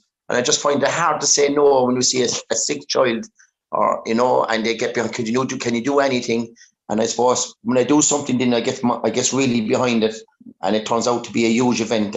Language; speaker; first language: English; native; English